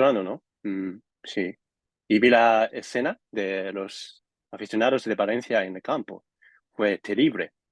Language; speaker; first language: Spanish; non-native, fluent; Japanese